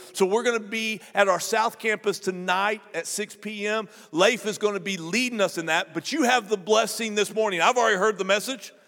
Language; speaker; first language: English; native; English